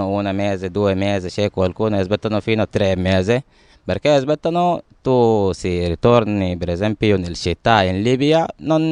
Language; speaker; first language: Italian; non-native, learner; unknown